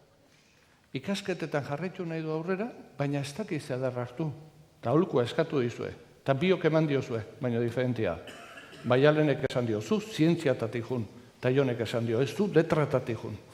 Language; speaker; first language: Basque; native; Basque